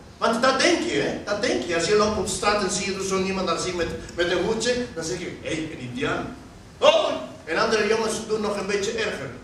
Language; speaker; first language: Dutch; non-native, fluent; Spanish